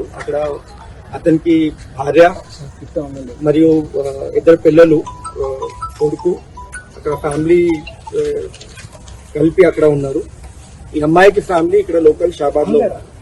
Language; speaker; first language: Telugu; non-native, local second language; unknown